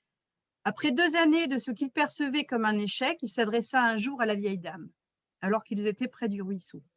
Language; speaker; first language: French; native; French